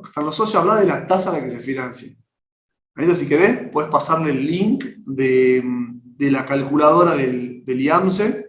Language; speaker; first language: Spanish; native; Spanish